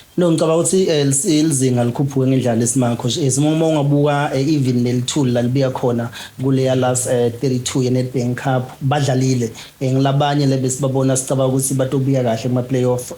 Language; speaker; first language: Zulu; non-native, local second language; Swati